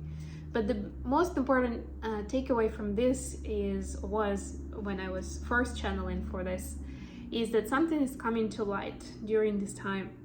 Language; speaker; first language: English; non-native, fluent; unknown